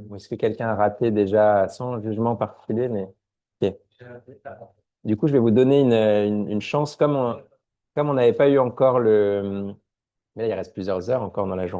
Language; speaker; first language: French; native; French